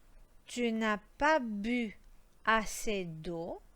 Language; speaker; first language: French; non-native, fluent; Croatian